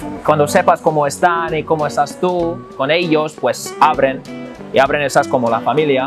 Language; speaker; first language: Spanish; non-native, fluent; English